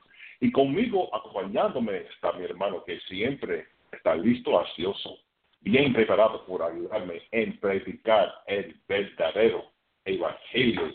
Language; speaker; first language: Spanish; non-native, fluent; English